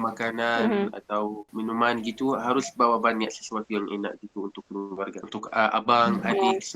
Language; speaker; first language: Indonesian; non-native, fluent; Arabic